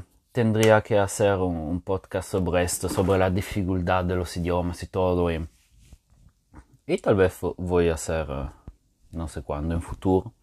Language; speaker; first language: Spanish; non-native, fluent; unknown